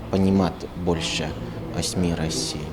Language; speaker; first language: Russian; non-native, fluent; Finnish